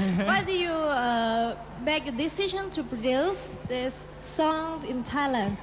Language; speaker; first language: English; non-native, learner; Thai